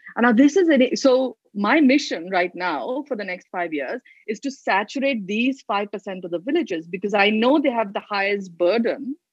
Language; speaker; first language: English; non-native, local second language; Hindi